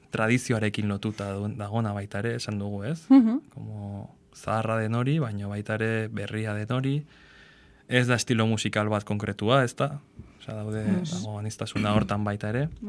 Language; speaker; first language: Basque; non-native, local second language; Spanish